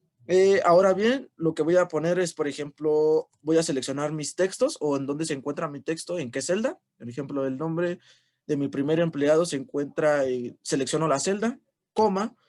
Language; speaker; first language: Spanish; native; Spanish